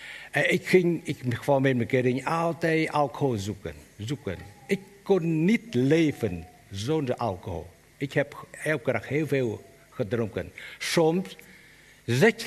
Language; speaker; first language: Dutch; non-native, learner; Vietnamese